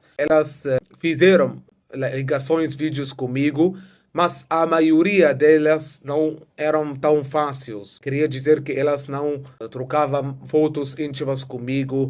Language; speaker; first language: Portuguese; non-native, fluent; Arabic